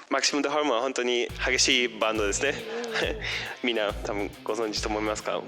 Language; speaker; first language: Japanese; non-native, fluent; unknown